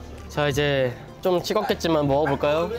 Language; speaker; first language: Korean; native; Korean